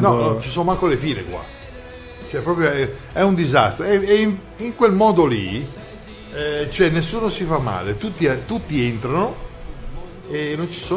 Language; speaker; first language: Italian; native; Italian